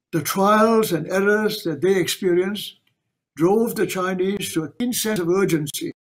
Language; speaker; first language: English; non-native, local second language; Chinese